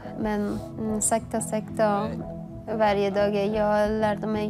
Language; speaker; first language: Swedish; non-native, learner; Persian